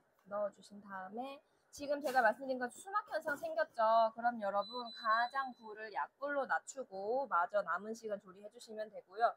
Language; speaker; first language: Korean; native; Korean